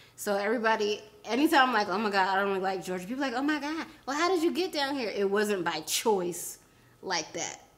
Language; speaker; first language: English; native; English